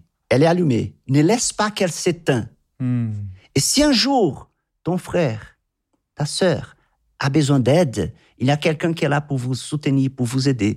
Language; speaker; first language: French; non-native, fluent; Portuguese